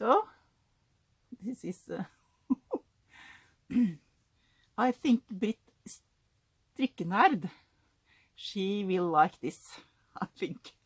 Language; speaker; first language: English; non-native, learner; Norwegian